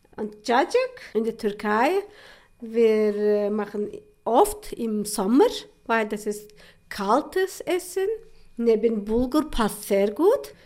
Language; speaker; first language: German; non-native, learner; Turkish